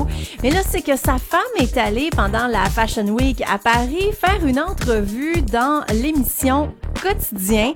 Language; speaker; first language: French; native; French